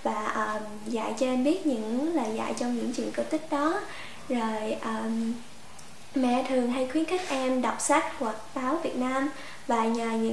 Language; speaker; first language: Vietnamese; early bilingual, heritage; Vietnamese